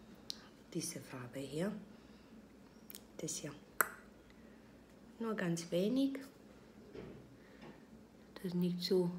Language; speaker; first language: German; non-native, fluent; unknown